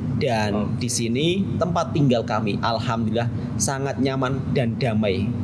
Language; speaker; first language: Indonesian; native; Indonesian